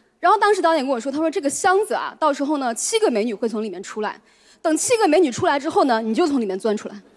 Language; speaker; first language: Chinese; native; Chinese